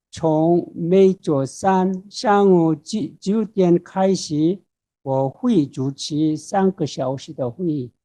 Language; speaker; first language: Chinese; non-native, fluent; Korean